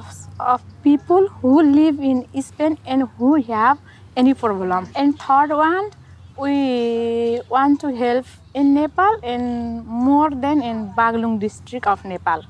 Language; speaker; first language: English; non-native, learner; Nepali